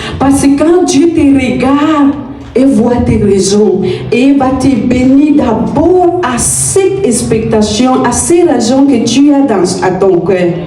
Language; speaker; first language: French; non-native, fluent; Spanish